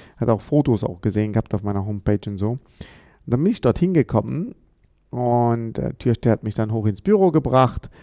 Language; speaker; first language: German; early bilingual, other home language; Amharic